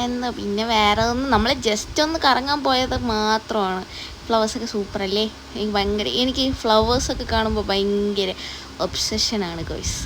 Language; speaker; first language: Malayalam; native; Malayalam